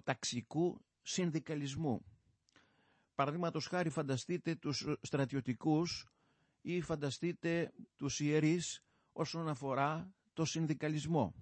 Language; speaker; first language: Greek; native; Greek